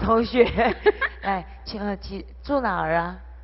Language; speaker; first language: Chinese; native; Chinese